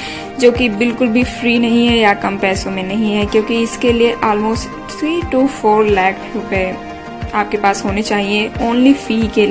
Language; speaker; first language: Hindi; native; Hindi